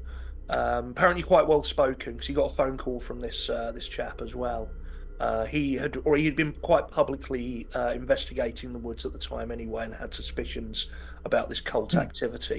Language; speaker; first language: English; native; English